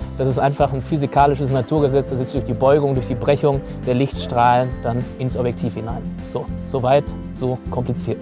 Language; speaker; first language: German; native; German